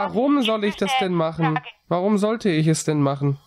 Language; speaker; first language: German; native; German